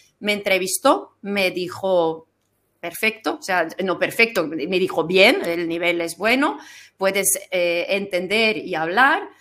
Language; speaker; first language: Spanish; non-native, fluent; Dutch